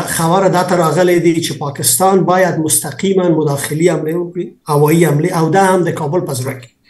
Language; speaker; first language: Pashto; non-native, local second language; Persian